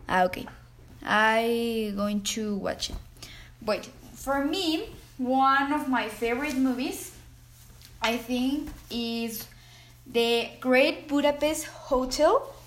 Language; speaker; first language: English; non-native, learner; Spanish